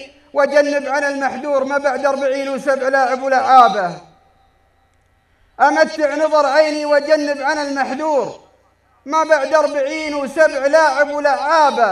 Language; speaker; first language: Arabic; native; Arabic